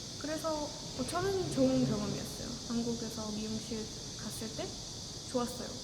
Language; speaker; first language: Korean; non-native, fluent; Estonian